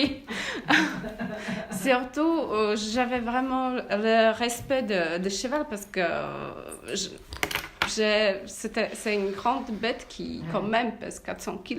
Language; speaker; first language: French; non-native, fluent; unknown